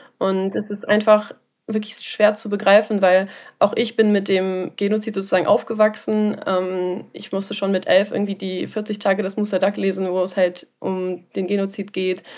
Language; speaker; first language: German; native; German